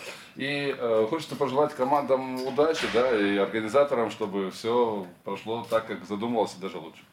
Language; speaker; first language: Russian; native; Russian